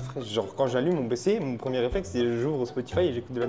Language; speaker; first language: French; native; French